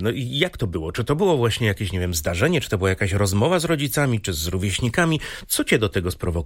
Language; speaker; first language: Polish; native; Polish